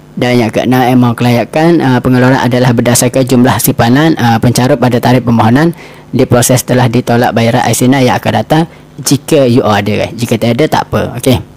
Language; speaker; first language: Malay; native; Malay